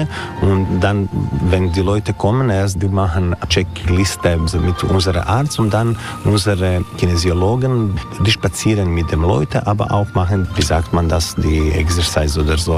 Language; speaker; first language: German; non-native, learner; Croatian